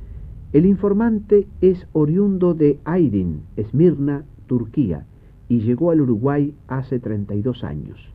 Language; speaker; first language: Spanish; native; Spanish